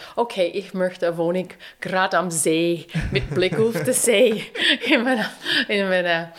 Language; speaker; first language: German; non-native, fluent; English